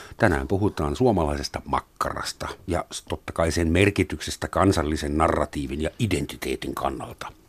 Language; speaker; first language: Finnish; non-native, fluent; German